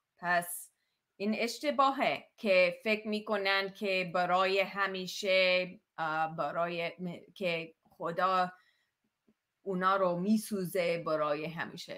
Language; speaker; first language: Persian; non-native, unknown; English